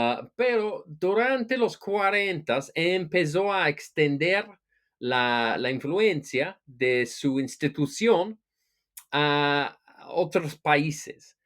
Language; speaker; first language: Spanish; non-native, fluent; English